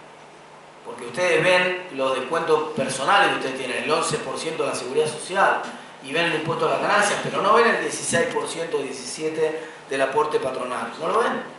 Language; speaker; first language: Spanish; native; Spanish